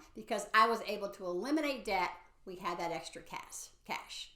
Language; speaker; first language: English; native; English